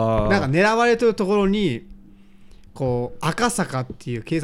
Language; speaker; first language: Japanese; native; Japanese